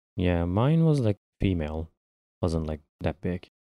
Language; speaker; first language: English; non-native, fluent; Turkish